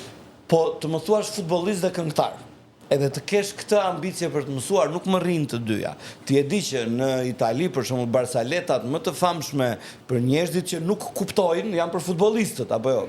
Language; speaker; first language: Albanian; native; Albanian